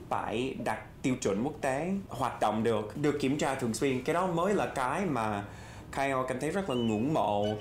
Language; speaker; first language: Vietnamese; non-native, fluent; English